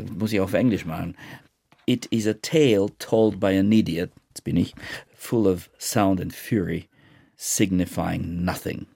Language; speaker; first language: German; non-native, fluent; Bulgarian